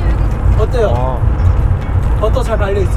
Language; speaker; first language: Korean; native; Korean